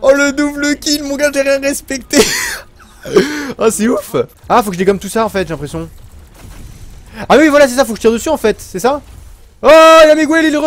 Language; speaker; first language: French; native; French